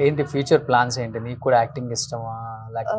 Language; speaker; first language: Telugu; native; Telugu